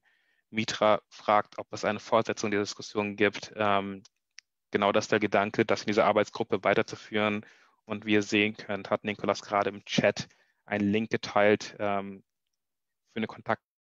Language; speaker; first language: German; native; German